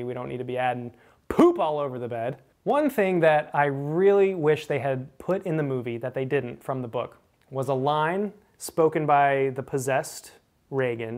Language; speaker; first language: English; native; English